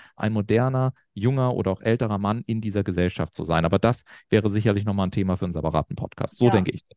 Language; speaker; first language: German; native; German